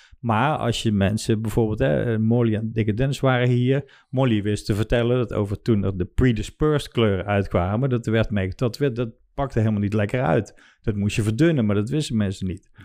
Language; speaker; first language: Dutch; native; Dutch